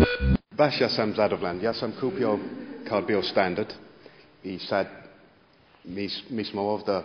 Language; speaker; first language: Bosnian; non-native, learner; English